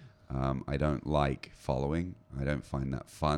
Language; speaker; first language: English; native; English